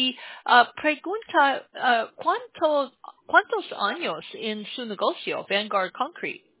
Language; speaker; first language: Spanish; non-native, learner; English